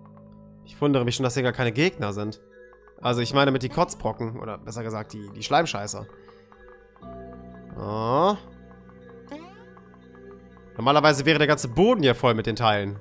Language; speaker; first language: German; native; German